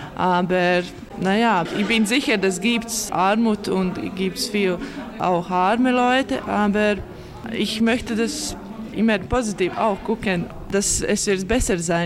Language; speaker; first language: German; non-native, learner; Latvian